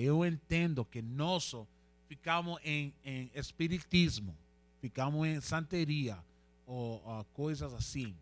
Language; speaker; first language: Portuguese; non-native, learner; Spanish